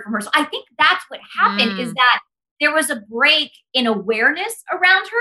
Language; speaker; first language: English; early bilingual, other home language; Spanish